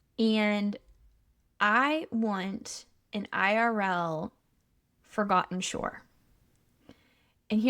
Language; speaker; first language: English; native; English